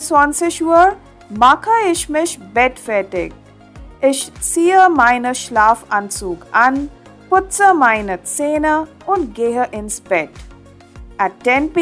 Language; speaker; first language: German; non-native, fluent; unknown